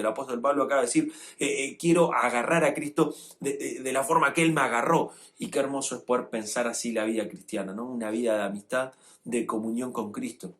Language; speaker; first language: Spanish; native; Spanish